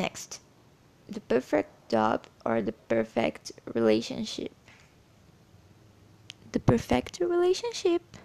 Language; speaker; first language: English; non-native, learner; Portuguese